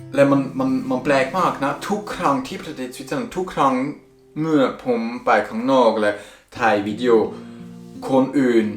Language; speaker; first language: Thai; non-native, fluent; Swiss German